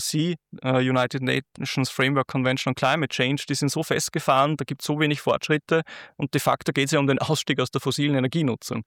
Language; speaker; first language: German; native; German